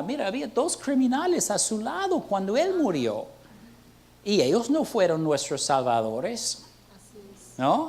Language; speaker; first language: Spanish; non-native, fluent; English